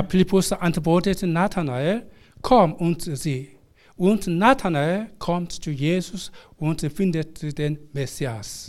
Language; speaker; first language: German; non-native, fluent; Korean